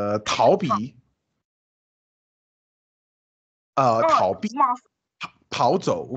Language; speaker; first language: Chinese; non-native, learner; English